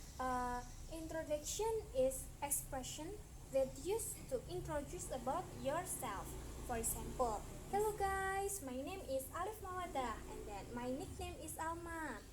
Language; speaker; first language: English; non-native, learner; Indonesian